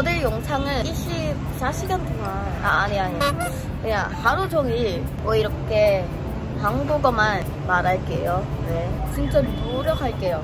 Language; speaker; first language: Korean; non-native, learner; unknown